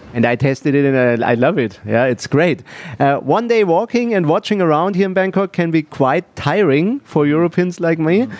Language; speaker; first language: English; non-native, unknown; German